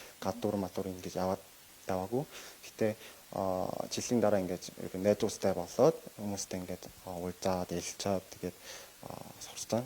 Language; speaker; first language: Mongolian; non-native, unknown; Korean